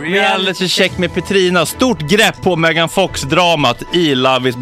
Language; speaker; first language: Swedish; native; Swedish